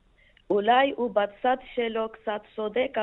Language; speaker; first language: Hebrew; non-native, fluent; Turkish